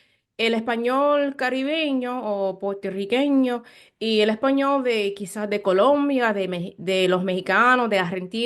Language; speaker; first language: Spanish; non-native, learner; English